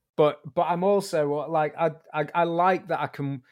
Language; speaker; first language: English; native; English